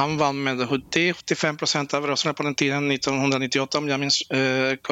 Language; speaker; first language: Swedish; non-native, fluent; Spanish